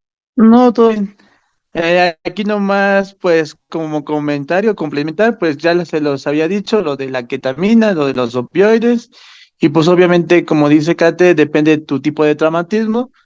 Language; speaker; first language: Spanish; native; Spanish